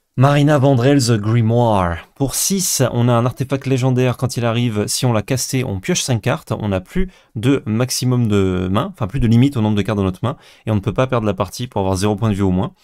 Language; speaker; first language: French; native; French